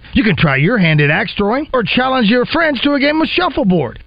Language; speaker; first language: English; native; English